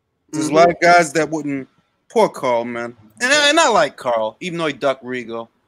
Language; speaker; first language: English; native; English